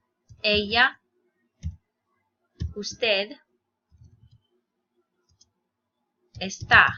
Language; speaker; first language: Spanish; non-native, fluent; English